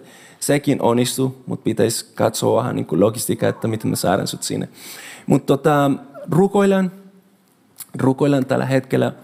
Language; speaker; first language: Finnish; non-native, fluent; Spanish